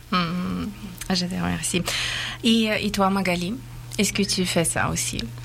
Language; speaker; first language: French; non-native, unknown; Persian